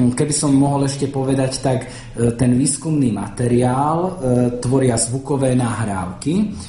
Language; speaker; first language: Slovak; native; Slovak